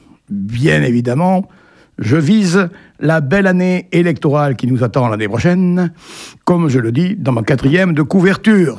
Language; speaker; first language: French; native; French